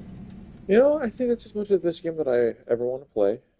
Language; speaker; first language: English; native; English